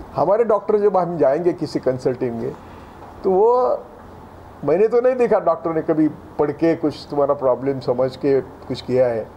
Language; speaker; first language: Hindi; non-native, local second language; Marathi